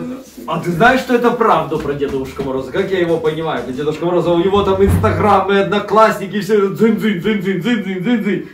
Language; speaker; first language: Russian; native; Russian